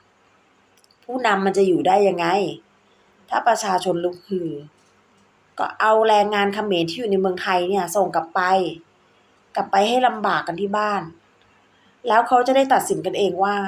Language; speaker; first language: Thai; native; Thai